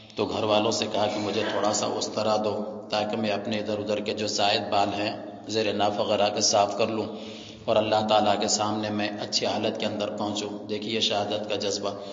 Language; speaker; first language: Urdu; native; Urdu